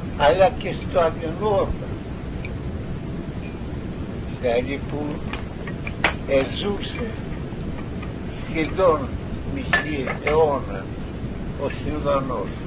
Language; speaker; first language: Greek; non-native, learner; Russian